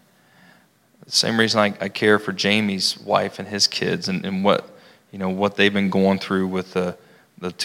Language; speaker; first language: English; native; English